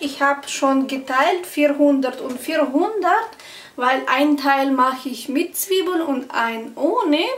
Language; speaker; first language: German; non-native, fluent; Russian